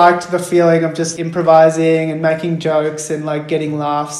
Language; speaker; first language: English; native; English